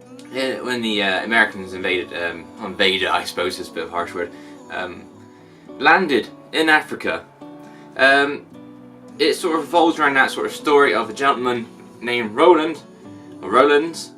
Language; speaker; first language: English; native; English